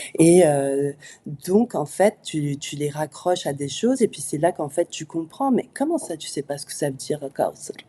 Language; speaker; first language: French; early bilingual, other home language; Arabic